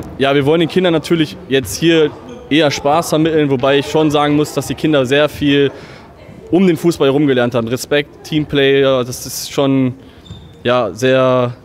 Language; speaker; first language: German; native; German